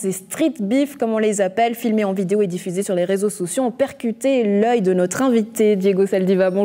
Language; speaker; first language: French; native; French